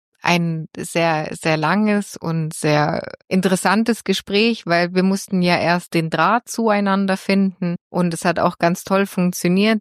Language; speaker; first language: German; non-native, fluent; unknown